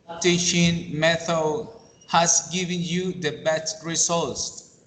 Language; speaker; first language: English; non-native, learner; Spanish